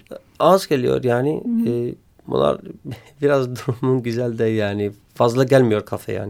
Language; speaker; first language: Turkish; non-native, learner; Kurdish